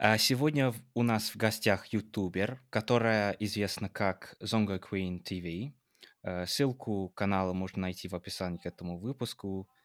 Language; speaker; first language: Russian; non-native, fluent; English